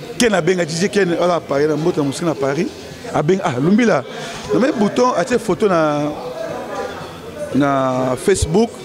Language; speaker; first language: Lingala; non-native, local second language; Luba-Lulua